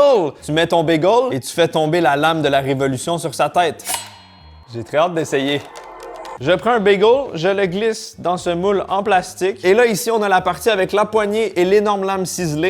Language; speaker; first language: French; native; French